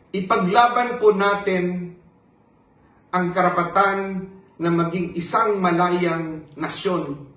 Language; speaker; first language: Filipino; non-native, local second language; Hiligaynon